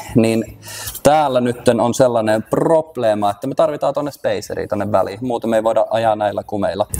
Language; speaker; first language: Finnish; early bilingual, heritage; Finnish